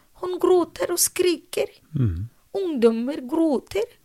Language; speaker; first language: Norwegian; non-native, learner; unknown